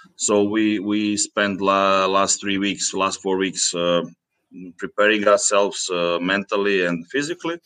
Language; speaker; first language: English; non-native, fluent; Greek